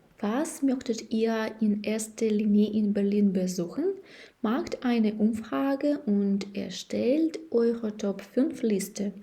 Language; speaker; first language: German; non-native, fluent; Ukrainian